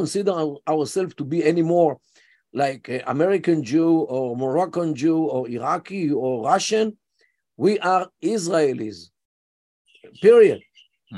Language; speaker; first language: English; non-native, fluent; Yiddish